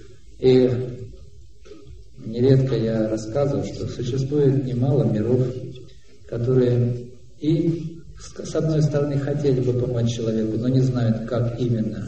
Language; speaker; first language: Russian; native; Russian